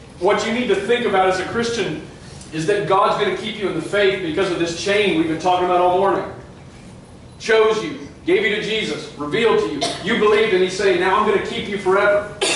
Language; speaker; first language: English; native; English